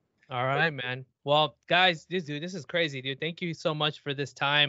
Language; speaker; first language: English; early bilingual, other home language; Spanish